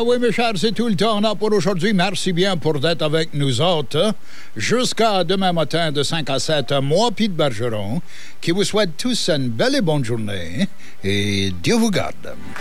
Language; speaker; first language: French; early bilingual, heritage; French